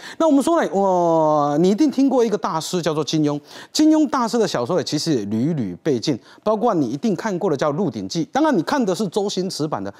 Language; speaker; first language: Chinese; native; Chinese